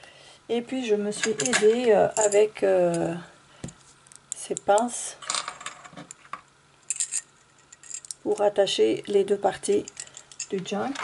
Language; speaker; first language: French; native; French